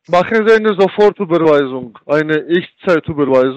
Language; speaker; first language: German; non-native, learner; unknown